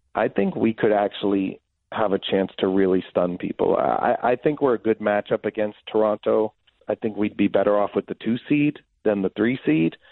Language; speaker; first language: English; native; English